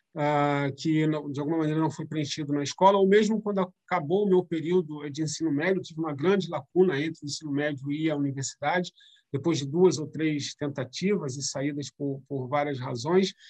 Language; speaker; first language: Portuguese; native; Portuguese